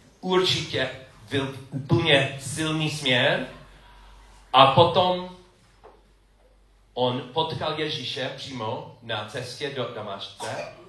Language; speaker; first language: Czech; non-native, learner; English